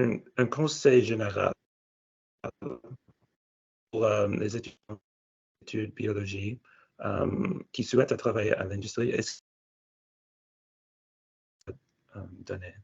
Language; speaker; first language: French; non-native, fluent; English